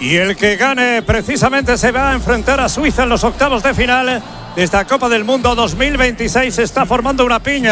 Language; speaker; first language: Spanish; native; Spanish